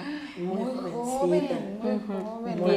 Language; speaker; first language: Spanish; native; Spanish